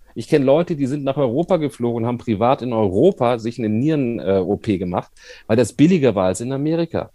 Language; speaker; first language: German; native; German